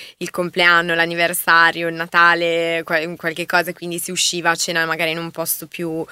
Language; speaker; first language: Italian; native; Italian